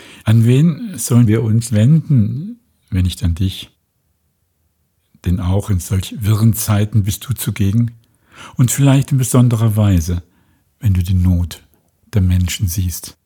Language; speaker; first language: German; native; German